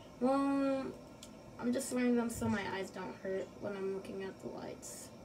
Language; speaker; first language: English; native; English